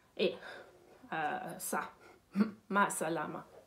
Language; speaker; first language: Arabic; non-native, learner; German